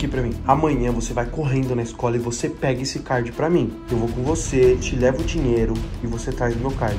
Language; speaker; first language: Portuguese; native; Portuguese